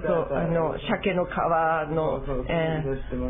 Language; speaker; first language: Japanese; native; Japanese